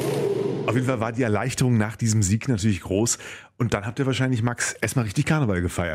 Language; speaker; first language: German; native; German